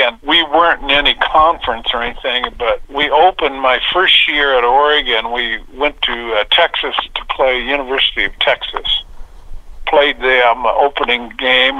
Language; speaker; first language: English; native; English